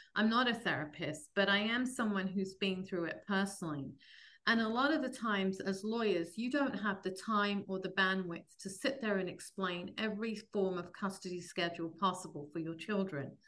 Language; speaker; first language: English; native; English